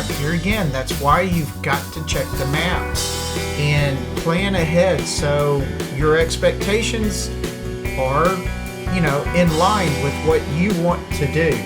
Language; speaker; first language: English; native; English